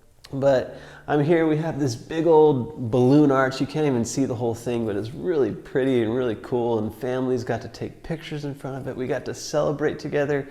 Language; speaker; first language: English; native; English